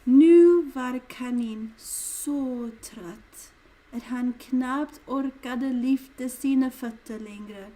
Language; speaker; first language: Swedish; non-native, learner; English